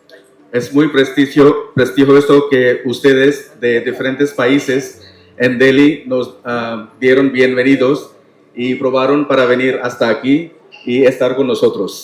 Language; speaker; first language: Spanish; non-native, learner; Tamil